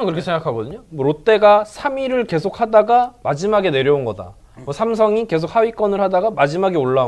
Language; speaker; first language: Korean; native; Korean